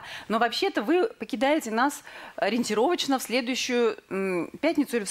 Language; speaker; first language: Russian; native; Russian